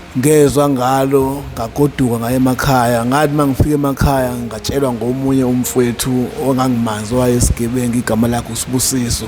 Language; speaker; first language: Zulu; native; Zulu